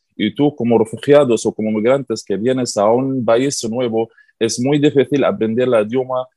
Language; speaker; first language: Spanish; non-native, learner; Arabic